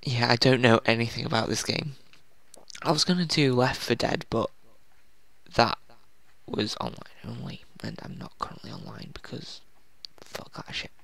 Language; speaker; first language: English; native; English